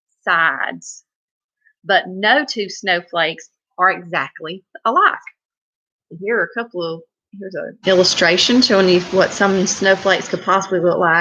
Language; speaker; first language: English; native; English